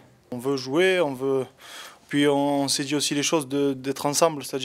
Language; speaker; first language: French; native; French